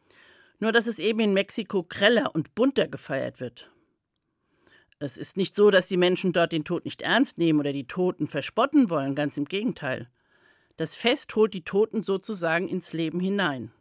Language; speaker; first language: German; native; German